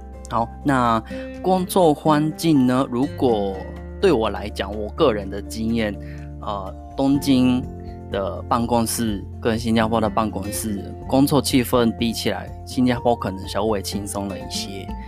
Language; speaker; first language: Chinese; non-native, fluent; Japanese